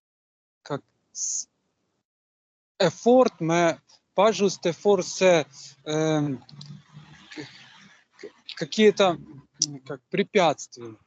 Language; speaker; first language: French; non-native, learner; Russian